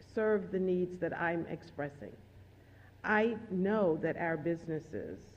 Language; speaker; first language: English; native; English